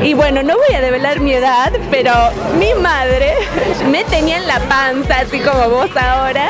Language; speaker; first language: Spanish; native; Spanish